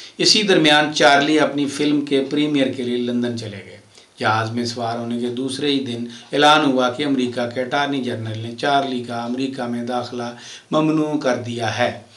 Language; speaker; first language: Urdu; non-native, local second language; Punjabi